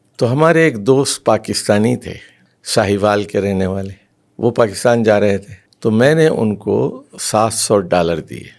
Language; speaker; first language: Urdu; native; Urdu